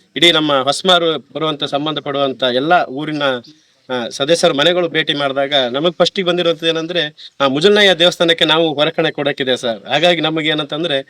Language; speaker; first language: Kannada; native; Kannada